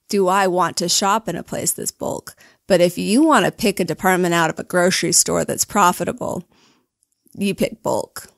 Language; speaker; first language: English; native; English